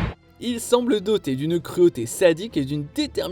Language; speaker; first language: French; native; French